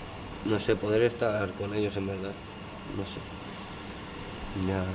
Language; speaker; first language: Spanish; native; Spanish